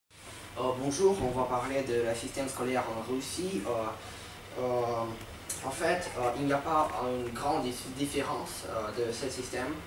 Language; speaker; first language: French; non-native, learner; Russian